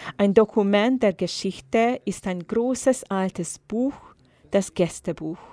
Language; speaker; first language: German; non-native, fluent; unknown